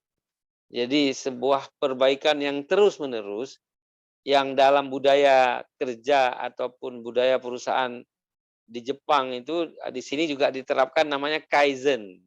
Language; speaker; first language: Indonesian; native; Indonesian